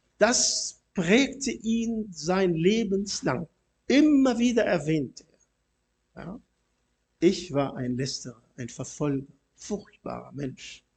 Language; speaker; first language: German; non-native, fluent; Arabic